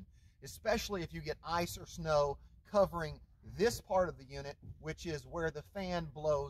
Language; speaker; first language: English; native; English